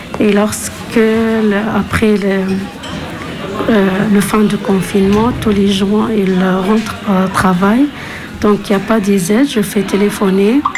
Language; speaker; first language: French; non-native, learner; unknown